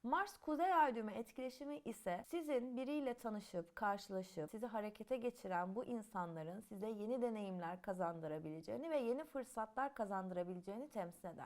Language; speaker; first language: Turkish; native; Turkish